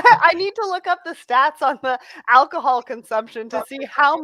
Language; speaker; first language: English; native; English